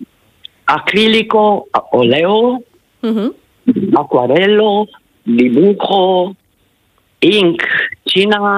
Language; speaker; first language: Spanish; non-native, learner; Italian